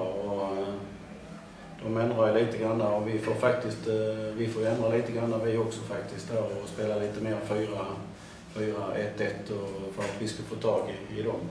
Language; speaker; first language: Swedish; native; Swedish